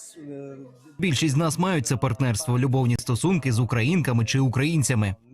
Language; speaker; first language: Ukrainian; non-native, learner; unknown